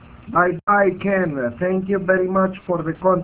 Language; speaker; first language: English; non-native, learner; Spanish